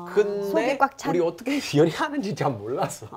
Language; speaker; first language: Korean; non-native, learner; English